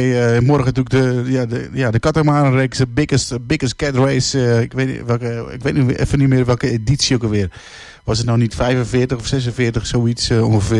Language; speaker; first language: Dutch; native; Dutch